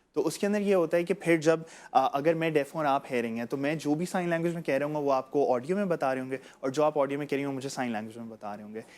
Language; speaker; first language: Urdu; native; Urdu